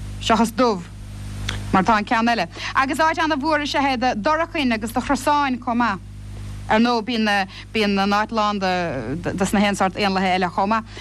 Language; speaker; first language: Irish; native; Irish